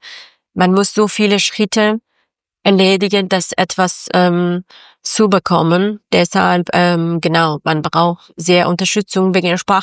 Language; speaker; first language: German; non-native, learner; Persian